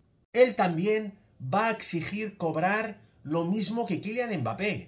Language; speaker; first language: Spanish; native; Spanish